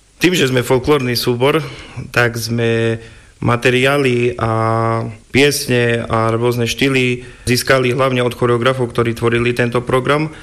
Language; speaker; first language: Slovak; non-native, local second language; Rusyn